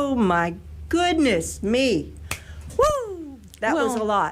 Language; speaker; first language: English; native; English